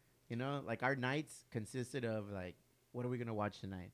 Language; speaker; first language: English; early bilingual, other home language; Spanish